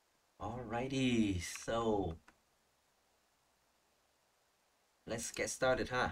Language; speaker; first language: English; non-native, fluent; Vietnamese